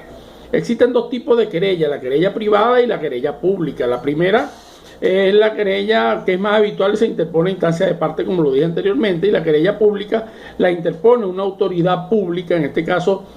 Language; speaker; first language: Spanish; native; Spanish